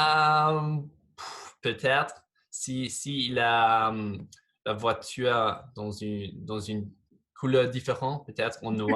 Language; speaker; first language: French; non-native, fluent; English